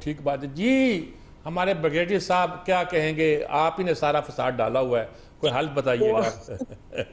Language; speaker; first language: Urdu; native; Urdu